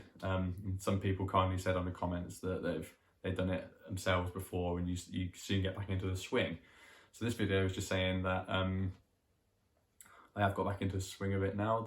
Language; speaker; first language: English; native; English